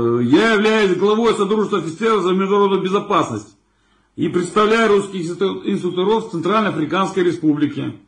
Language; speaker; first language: Russian; native; Russian